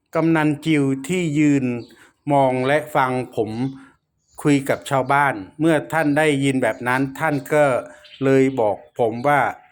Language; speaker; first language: Thai; native; Thai